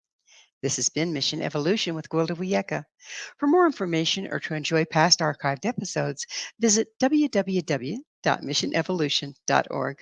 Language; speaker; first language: English; native; English